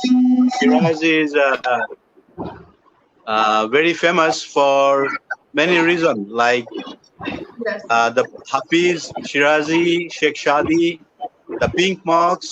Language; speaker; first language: English; non-native, local second language; Bangla